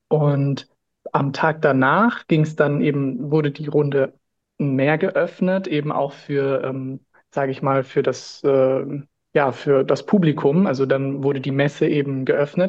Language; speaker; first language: German; native; German